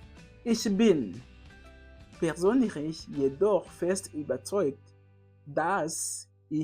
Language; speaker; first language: German; non-native, learner; Kinyarwanda